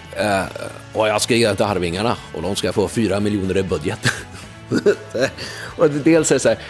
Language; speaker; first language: Swedish; native; Swedish